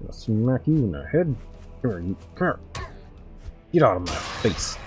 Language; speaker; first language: English; native; English